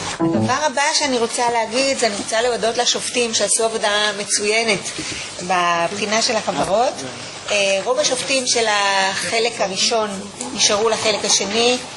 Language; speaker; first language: Hebrew; native; Hebrew